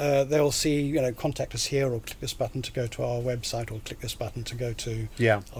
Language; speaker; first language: English; native; English